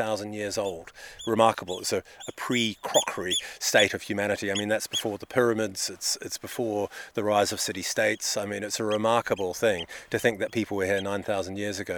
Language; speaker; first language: English; native; English